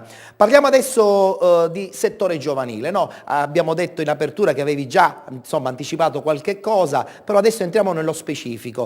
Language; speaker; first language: Italian; native; Italian